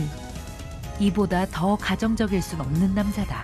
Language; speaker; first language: Korean; native; Korean